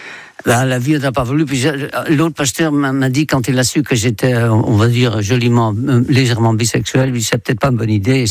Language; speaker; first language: French; non-native, fluent; Dutch